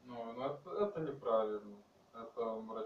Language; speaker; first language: Russian; native; Russian